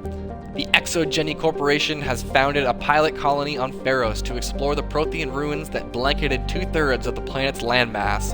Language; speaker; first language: English; native; English